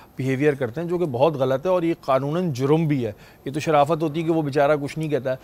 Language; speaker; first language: Urdu; native; Urdu